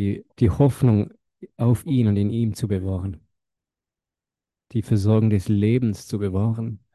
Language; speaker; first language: German; non-native, fluent; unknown